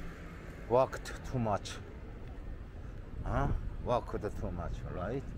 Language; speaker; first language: English; non-native, learner; Korean